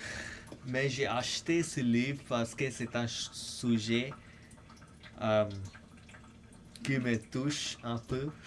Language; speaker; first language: French; non-native, fluent; English